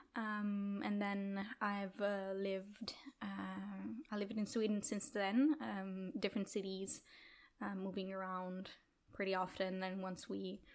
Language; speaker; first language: English; non-native, fluent; Italian